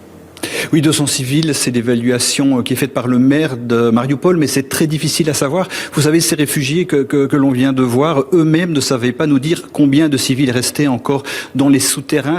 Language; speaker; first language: French; native; French